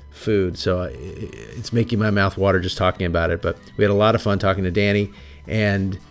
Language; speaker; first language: English; native; English